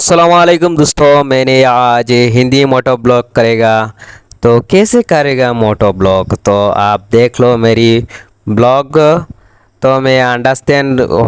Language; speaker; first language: Hindi; non-native, learner; Sylheti